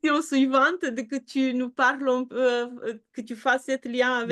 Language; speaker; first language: French; non-native, fluent; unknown